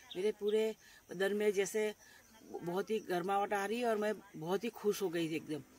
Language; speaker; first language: Hindi; non-native, local second language; Gujarati